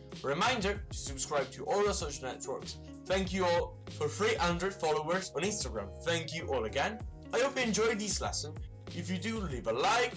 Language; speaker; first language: English; non-native, fluent; Italian